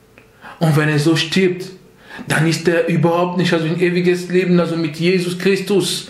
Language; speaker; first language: German; non-native, fluent; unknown